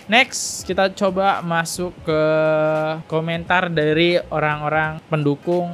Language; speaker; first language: Indonesian; native; Indonesian